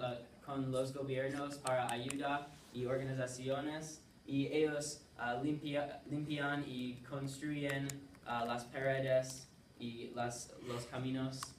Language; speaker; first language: Spanish; non-native, learner; English